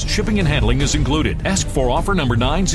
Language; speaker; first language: English; native; English